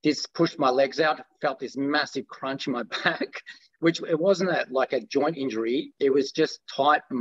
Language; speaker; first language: English; early bilingual, other home language; Greek